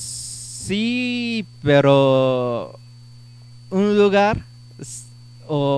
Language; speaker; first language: Spanish; non-native, learner; Japanese